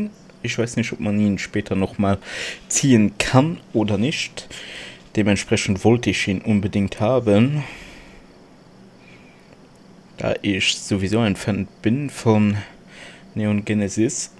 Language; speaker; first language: German; non-native, local second language; Luxembourgish